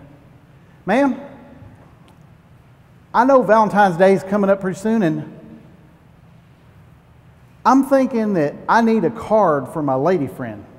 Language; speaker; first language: English; native; English